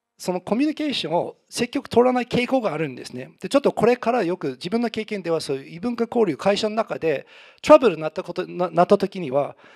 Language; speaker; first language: Japanese; non-native, fluent; English